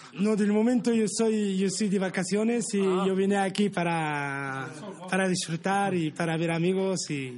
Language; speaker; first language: Spanish; non-native, learner; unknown